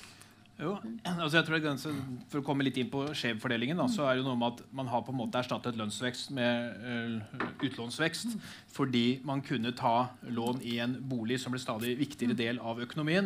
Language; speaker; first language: Norwegian; native; Norwegian